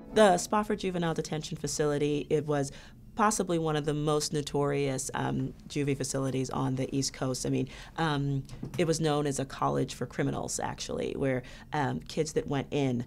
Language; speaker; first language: English; native; English